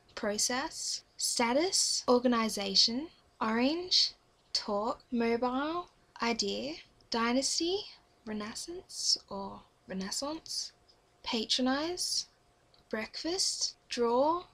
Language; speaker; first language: English; native; English